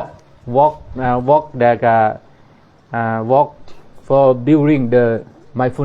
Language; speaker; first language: English; non-native, learner; Thai